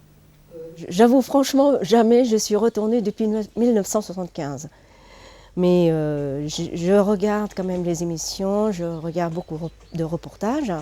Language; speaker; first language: French; early bilingual, other home language; Lao